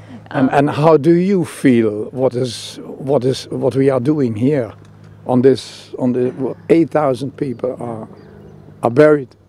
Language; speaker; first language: English; non-native, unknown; Dutch